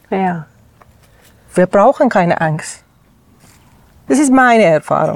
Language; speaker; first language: German; non-native, learner; Persian